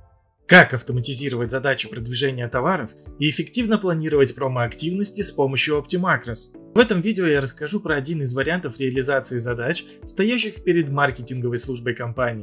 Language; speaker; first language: Russian; native; Russian